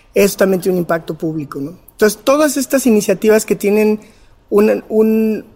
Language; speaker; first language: Spanish; native; Spanish